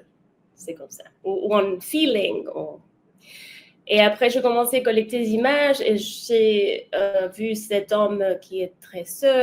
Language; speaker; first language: French; non-native, learner; Spanish